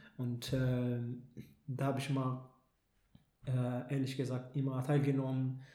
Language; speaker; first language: German; non-native, fluent; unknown